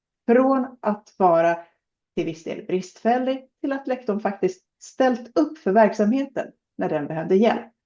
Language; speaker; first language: Swedish; native; Swedish